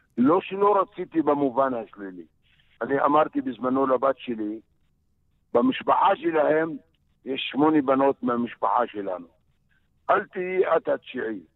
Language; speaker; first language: Hebrew; non-native, local second language; Arabic